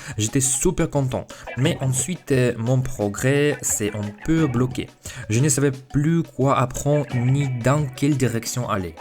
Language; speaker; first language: French; non-native, fluent; Russian